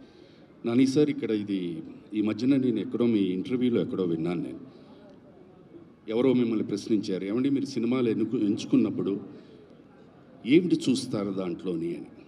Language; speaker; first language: Telugu; native; Telugu